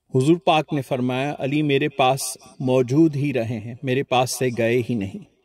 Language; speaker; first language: Urdu; non-native, local second language; Sindhi